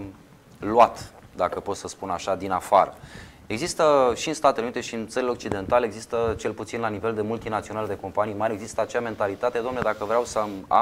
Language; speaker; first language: Romanian; native; Romanian